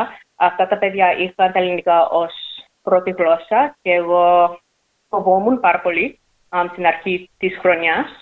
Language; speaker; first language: Greek; early bilingual, heritage; English